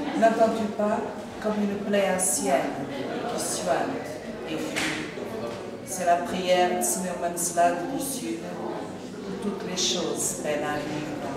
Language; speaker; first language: French; early bilingual, other home language; Portuguese